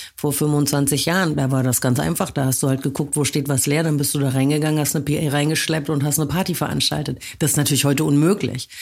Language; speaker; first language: German; native; German